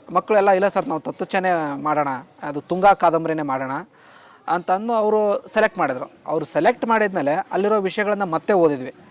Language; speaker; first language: Kannada; native; Kannada